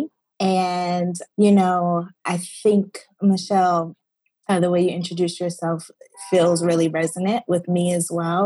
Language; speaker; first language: English; native; English